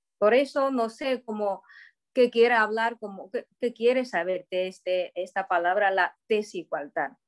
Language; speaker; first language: Spanish; non-native, fluent; Chinese